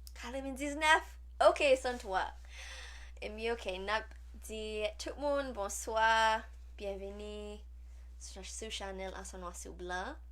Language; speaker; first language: Haitian Creole; native; Haitian Creole